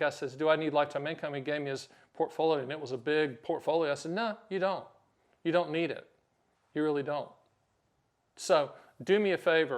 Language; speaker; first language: English; native; English